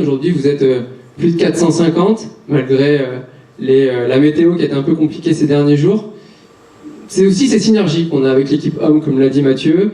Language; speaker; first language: French; native; French